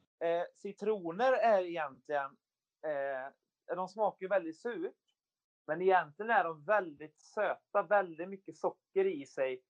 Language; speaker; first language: Swedish; native; Swedish